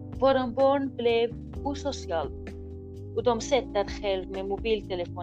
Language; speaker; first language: Swedish; non-native, learner; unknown